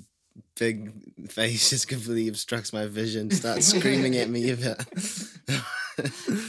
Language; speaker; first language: English; native; English